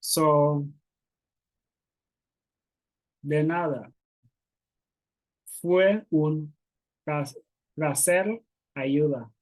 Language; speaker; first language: Spanish; non-native, learner; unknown